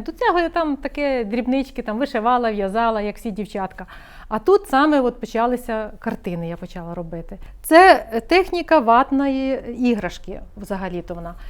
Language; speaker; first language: Ukrainian; native; Ukrainian